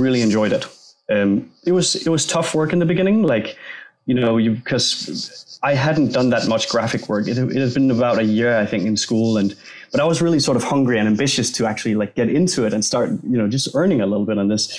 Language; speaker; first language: English; non-native, fluent; Danish